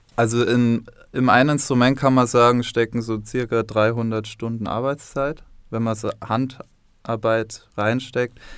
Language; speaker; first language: German; native; German